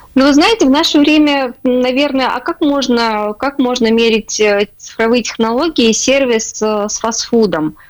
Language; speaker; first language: Russian; native; Russian